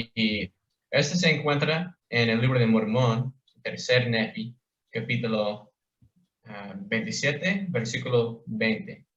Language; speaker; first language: Spanish; non-native, fluent; English